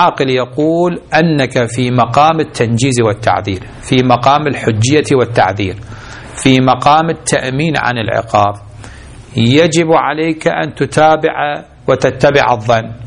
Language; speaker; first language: Arabic; native; Arabic